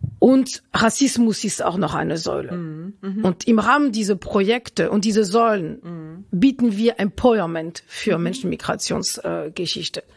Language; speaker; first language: German; non-native, fluent; French